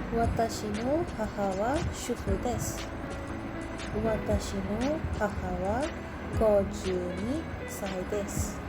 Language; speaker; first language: Japanese; non-native, learner; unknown